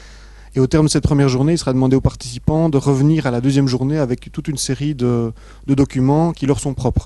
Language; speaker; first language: French; native; French